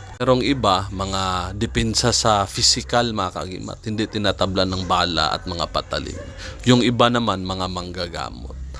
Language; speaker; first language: Filipino; non-native, local second language; Cebuano